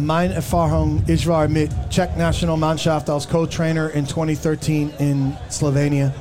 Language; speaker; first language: German; non-native, learner; English